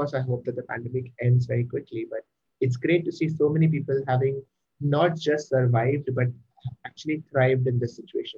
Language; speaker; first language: English; non-native, local second language; Malayalam